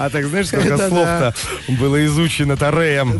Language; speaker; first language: Russian; native; Russian